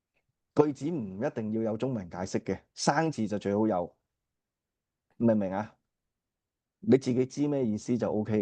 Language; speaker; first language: Cantonese; native; Cantonese